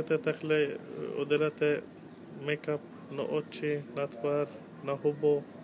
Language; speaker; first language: Czech; non-native, learner; Turkish